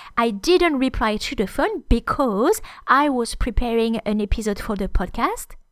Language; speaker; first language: English; non-native, fluent; French